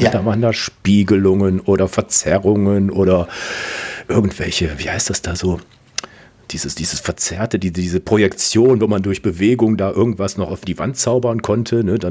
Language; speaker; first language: German; native; German